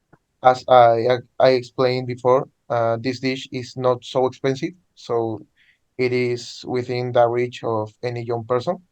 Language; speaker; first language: English; non-native, learner; Spanish